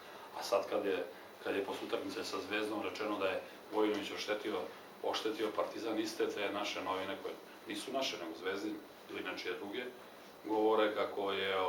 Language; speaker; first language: Serbian; native; Serbian